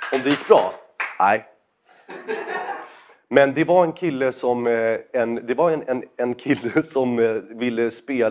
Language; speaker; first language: Swedish; native; Swedish